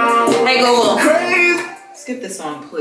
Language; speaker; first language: English; native; English